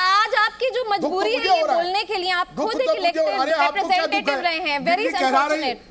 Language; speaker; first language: Hindi; native; Hindi